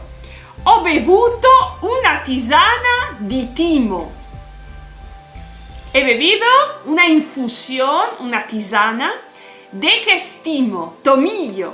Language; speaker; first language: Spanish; non-native, fluent; Italian